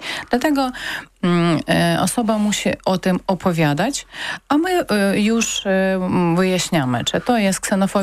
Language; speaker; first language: Polish; non-native, learner; Ukrainian